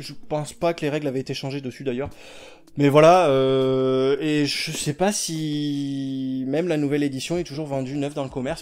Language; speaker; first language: French; native; French